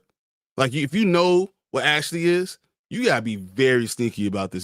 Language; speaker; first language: English; native; English